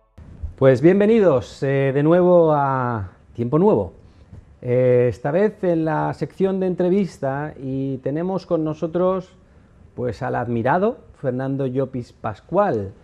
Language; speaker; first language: Spanish; native; Spanish